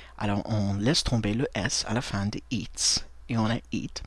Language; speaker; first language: French; non-native, fluent; English